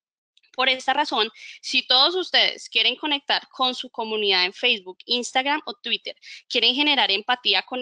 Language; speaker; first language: Spanish; native; Spanish